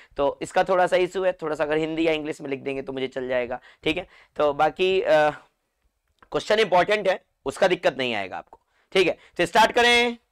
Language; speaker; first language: Hindi; non-native, local second language; Marathi